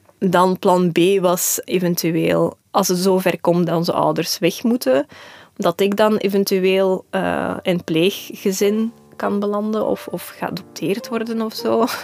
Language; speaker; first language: Dutch; early bilingual, other home language; Russian